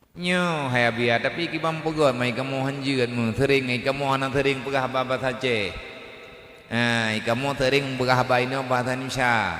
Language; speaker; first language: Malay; non-native, local second language; Achinese